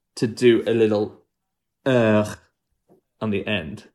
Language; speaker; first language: English; native; English